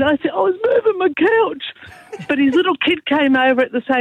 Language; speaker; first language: English; native; English